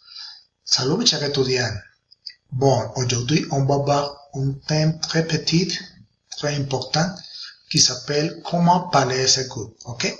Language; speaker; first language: French; non-native, fluent; Spanish